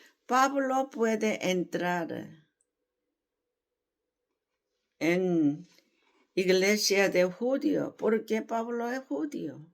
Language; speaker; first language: Spanish; non-native, learner; Korean